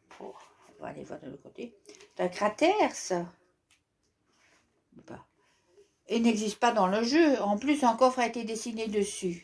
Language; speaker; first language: French; native; French